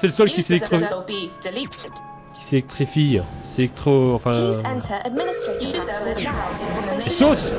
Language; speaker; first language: French; native; French